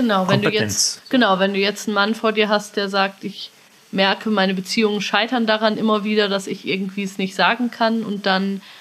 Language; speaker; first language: German; native; German